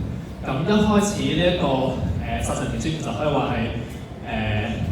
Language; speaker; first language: Cantonese; native; Cantonese